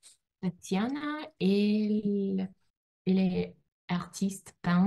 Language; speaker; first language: French; non-native, learner; Russian